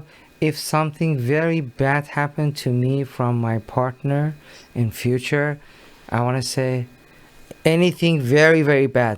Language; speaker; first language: English; non-native, learner; Persian